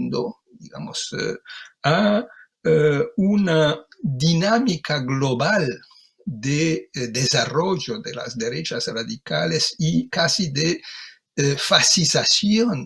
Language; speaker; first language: Spanish; non-native, fluent; Italian